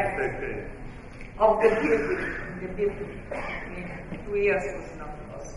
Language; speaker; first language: English; non-native, fluent; Italian